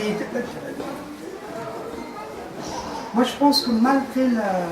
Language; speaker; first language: French; non-native, fluent; Persian